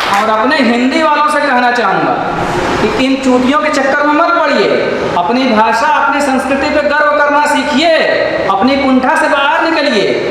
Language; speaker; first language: Hindi; native; Hindi